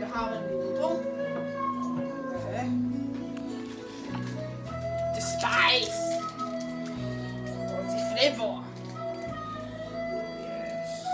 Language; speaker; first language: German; non-native, learner; English